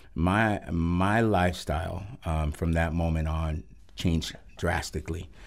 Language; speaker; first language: English; early bilingual, other home language; Spanish